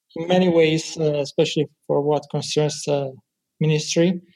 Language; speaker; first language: English; non-native, fluent; Italian